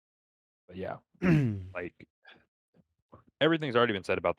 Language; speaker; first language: English; native; English